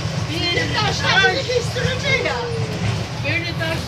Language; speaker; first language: Turkish; native; Turkish